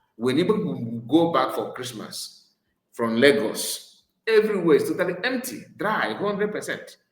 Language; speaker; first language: English; non-native, local second language; Igbo